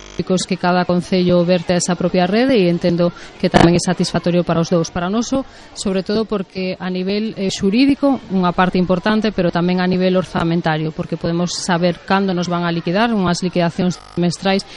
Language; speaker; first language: Galician; native; Galician